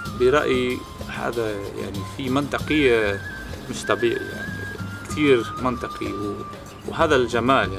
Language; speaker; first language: Arabic; non-native, fluent; German